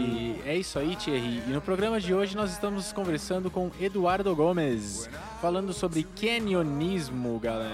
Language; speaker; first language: Portuguese; native; Portuguese